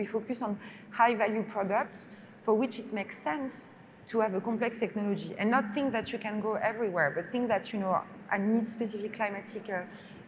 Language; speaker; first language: English; non-native, fluent; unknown